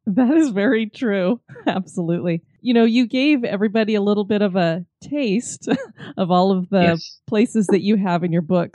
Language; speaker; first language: English; native; English